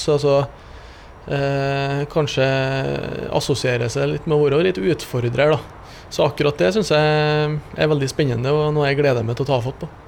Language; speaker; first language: Norwegian; native; Norwegian